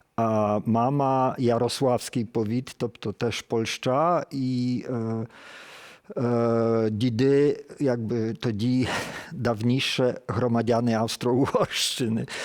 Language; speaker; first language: Ukrainian; early bilingual, heritage; Ukrainian